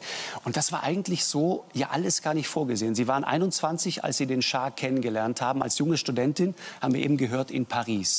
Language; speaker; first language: German; native; German